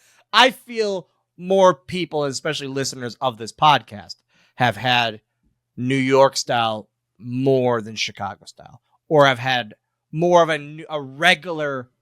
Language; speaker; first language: English; native; English